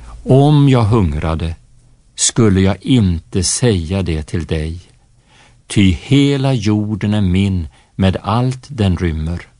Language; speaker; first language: Swedish; native; Swedish